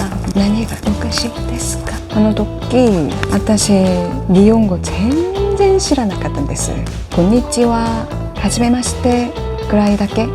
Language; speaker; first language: Japanese; non-native, learner; Korean